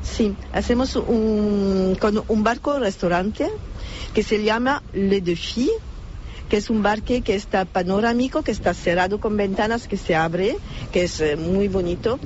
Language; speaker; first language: Spanish; non-native, fluent; French